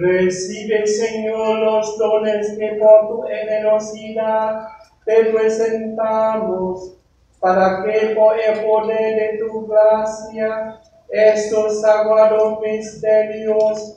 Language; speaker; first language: Spanish; non-native, learner; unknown